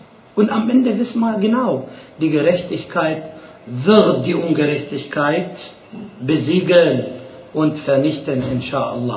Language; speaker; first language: German; non-native, fluent; Arabic